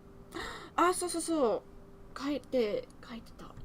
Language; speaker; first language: Japanese; non-native, learner; English